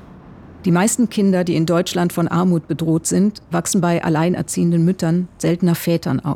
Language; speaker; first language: German; native; German